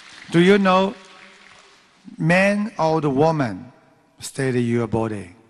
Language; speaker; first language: English; non-native, learner; Chinese